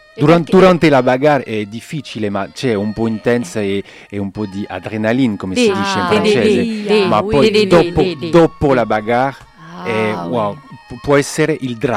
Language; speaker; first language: Italian; non-native, learner; French